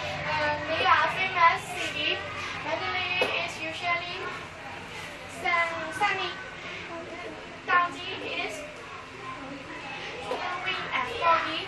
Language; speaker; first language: English; non-native, learner; Burmese